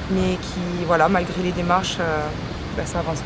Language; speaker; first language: French; native; French